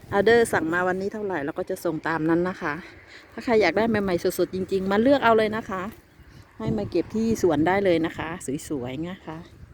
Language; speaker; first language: Thai; native; Thai